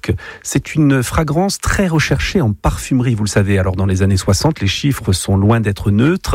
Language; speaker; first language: French; native; French